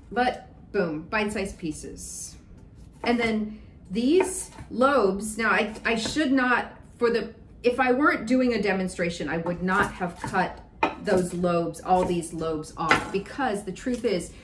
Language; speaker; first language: English; native; English